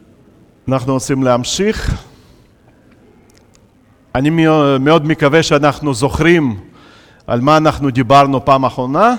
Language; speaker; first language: Hebrew; non-native, fluent; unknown